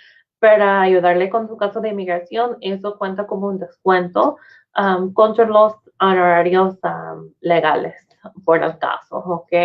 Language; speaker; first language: Spanish; non-native, fluent; English